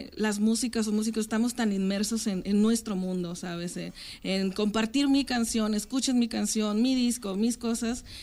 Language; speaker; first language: Spanish; native; Spanish